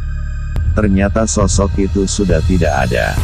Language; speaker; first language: Malay; native; Malay